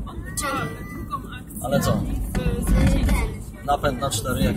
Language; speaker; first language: Polish; native; Polish